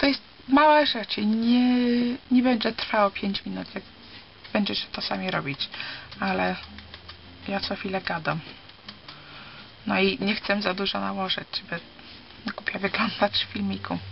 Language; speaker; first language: Polish; early bilingual, heritage; Polish